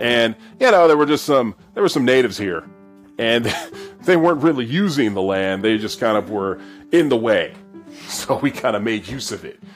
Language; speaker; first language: English; native; English